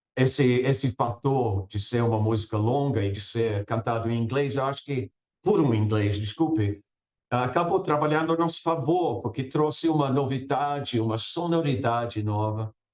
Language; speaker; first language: Portuguese; non-native, fluent; English